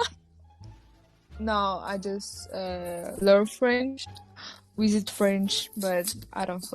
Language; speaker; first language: English; non-native, learner; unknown